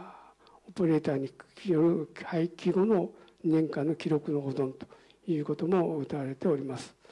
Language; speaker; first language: Japanese; native; Japanese